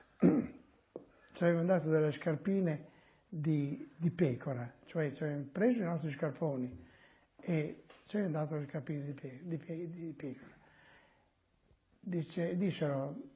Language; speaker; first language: Italian; native; Italian